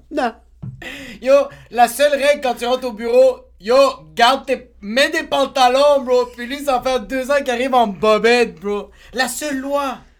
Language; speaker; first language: French; native; French